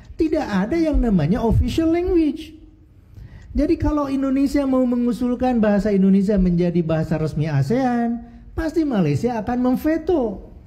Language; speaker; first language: Indonesian; native; Indonesian